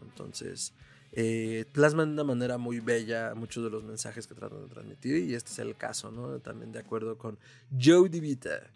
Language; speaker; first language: Spanish; native; Spanish